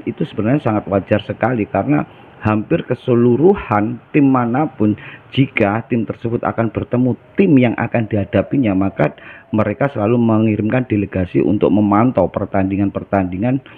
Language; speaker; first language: Indonesian; native; Indonesian